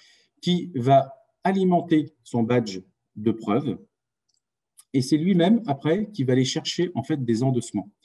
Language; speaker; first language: French; native; French